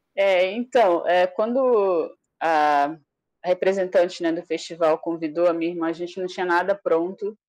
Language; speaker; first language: Portuguese; non-native, local second language; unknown